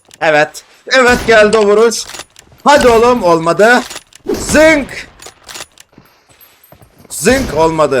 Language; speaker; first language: Turkish; native; Turkish